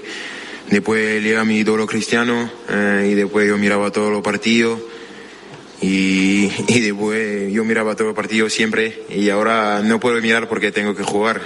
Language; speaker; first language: Spanish; non-native, fluent; French